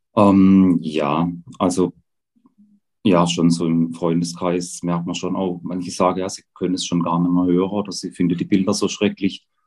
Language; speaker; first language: German; native; German